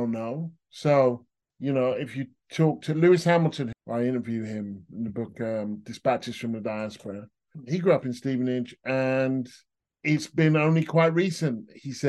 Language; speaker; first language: English; native; English